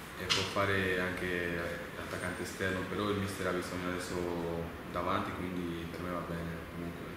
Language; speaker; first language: Italian; non-native, learner; Spanish